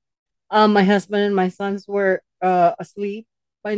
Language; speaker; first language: English; non-native, local second language; Filipino